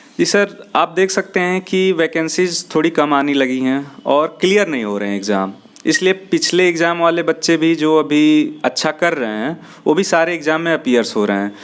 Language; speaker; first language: Hindi; native; Hindi